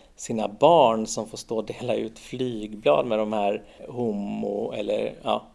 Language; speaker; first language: Swedish; native; Swedish